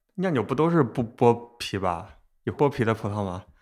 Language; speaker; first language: Chinese; native; Chinese